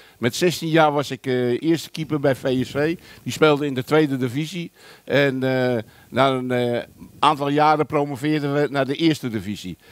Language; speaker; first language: Dutch; early bilingual, other home language; German